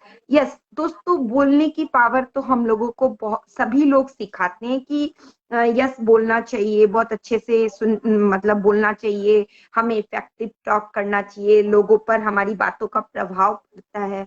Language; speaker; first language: Hindi; native; Hindi